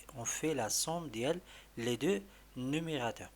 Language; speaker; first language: French; non-native, local second language; Arabic